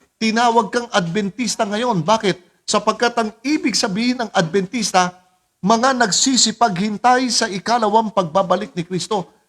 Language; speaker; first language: Filipino; native; Filipino